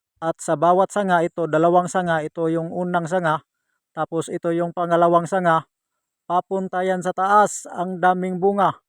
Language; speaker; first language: Filipino; non-native, local second language; Cebuano